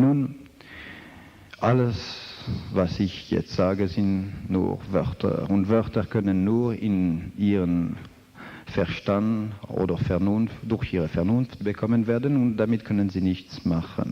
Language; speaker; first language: German; non-native, fluent; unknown